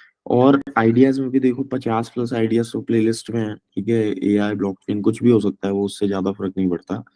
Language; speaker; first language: Hindi; native; Hindi